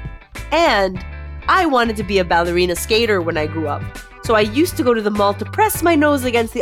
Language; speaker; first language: English; non-native, local second language; Filipino